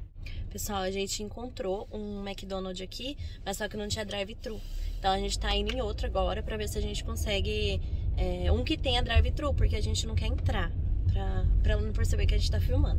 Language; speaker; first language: Portuguese; native; Portuguese